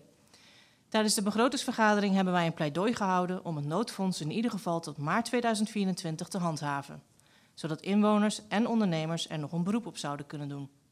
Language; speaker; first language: Dutch; native; Dutch